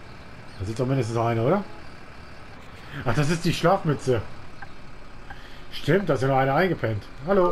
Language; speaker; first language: German; native; German